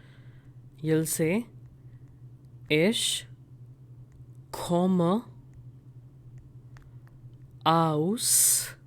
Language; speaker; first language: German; non-native, fluent; Hindi